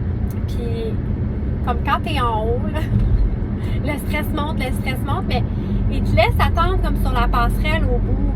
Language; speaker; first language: French; native; French